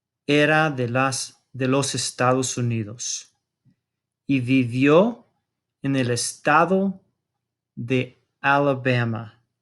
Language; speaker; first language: Spanish; non-native, fluent; English